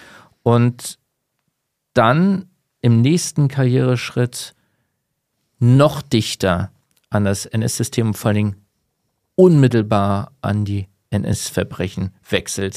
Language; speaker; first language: German; native; German